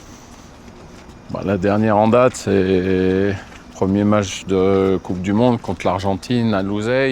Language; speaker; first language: French; native; French